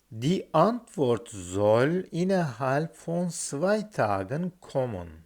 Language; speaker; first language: German; non-native, fluent; Turkish